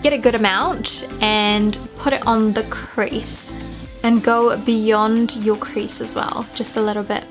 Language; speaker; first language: English; early bilingual, other home language; Sinhala